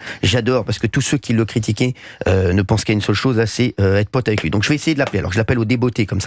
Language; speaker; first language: French; native; French